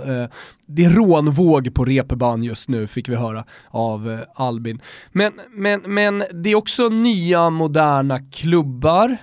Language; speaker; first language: Swedish; native; Swedish